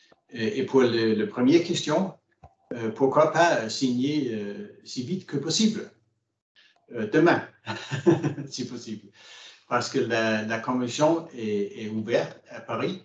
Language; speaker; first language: French; non-native, fluent; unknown